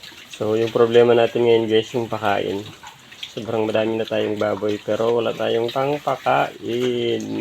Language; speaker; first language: Filipino; native; Filipino